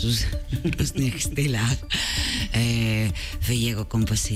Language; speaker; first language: Polish; non-native, learner; Spanish